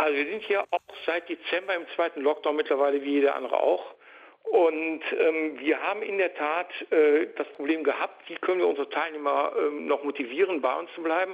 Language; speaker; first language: German; native; German